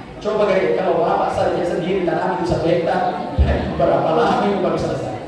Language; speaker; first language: Indonesian; non-native, local second language; Buginese